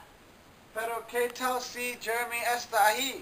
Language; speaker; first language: Spanish; non-native, learner; English